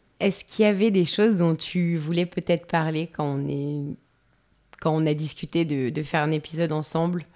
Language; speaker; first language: French; native; French